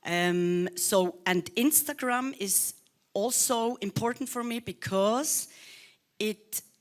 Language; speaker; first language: English; non-native, learner; Swiss German